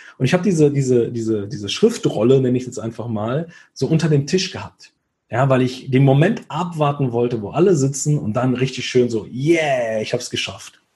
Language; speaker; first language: German; early bilingual, other home language; Italian